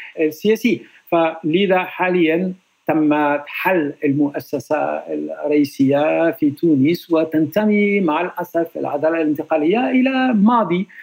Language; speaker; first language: Arabic; non-native, fluent; French